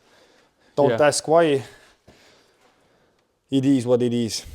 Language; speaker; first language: English; non-native, learner; Estonian